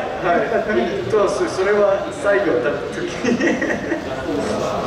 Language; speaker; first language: Japanese; early bilingual, heritage; Japanese